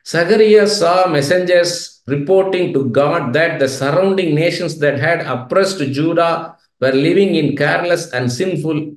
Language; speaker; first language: English; non-native, local second language; Tamil